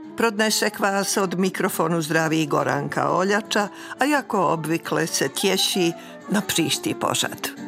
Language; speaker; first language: Czech; non-native, fluent; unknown